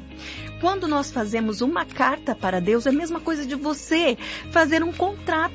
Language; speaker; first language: Portuguese; native; Portuguese